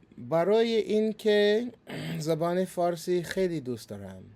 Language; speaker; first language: Persian; non-native, learner; English